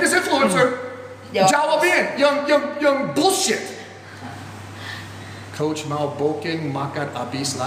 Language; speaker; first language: Indonesian; non-native, fluent; English